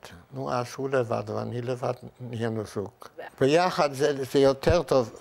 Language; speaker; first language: Hebrew; non-native, fluent; Yiddish